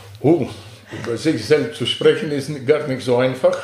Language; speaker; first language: German; non-native, fluent; Greek